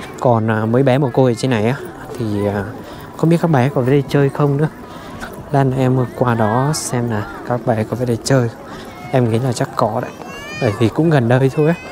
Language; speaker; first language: Vietnamese; non-native, local second language; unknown